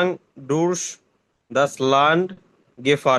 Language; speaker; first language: German; non-native, learner; Bangla